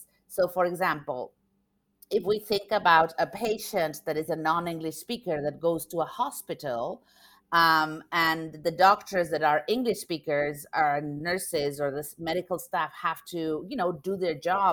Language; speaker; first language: English; non-native, fluent; Spanish